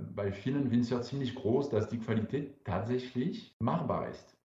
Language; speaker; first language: German; non-native, fluent; French